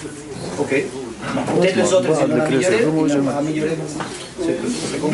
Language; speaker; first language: French; non-native, fluent; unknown